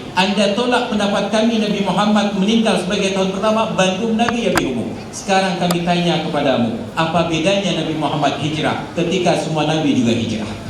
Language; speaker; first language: Malay; non-native, local second language; Achinese